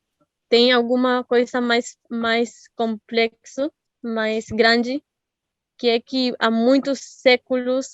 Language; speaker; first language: Portuguese; non-native, fluent; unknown